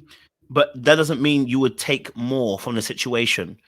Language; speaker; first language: English; native; English